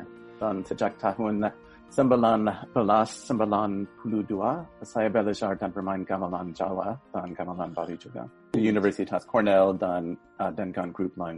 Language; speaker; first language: Indonesian; non-native, learner; English